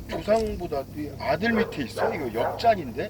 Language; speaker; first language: Korean; native; Korean